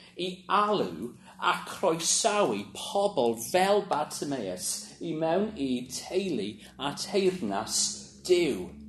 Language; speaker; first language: Welsh; non-native, local second language; English